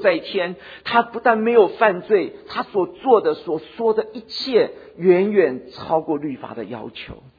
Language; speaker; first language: Chinese; native; Chinese